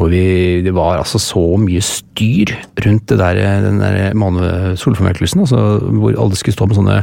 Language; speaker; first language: Norwegian; native; Norwegian